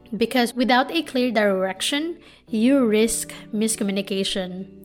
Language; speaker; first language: English; non-native, local second language; Filipino